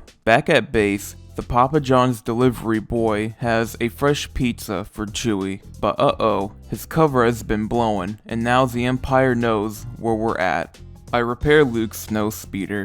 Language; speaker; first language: English; native; English